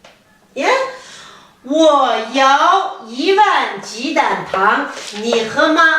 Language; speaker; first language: Chinese; non-native, fluent; Kazakh